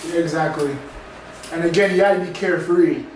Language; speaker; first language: English; native; English